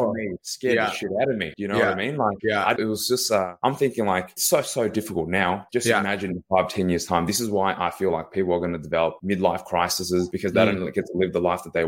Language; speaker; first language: English; native; English